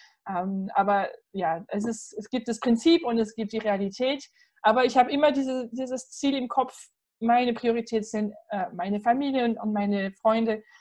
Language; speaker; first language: German; non-native, fluent; French